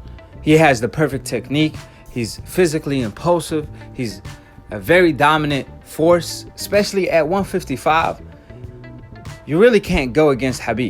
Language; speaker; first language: English; native; English